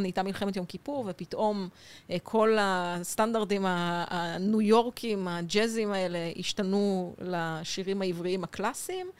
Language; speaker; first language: Hebrew; native; Hebrew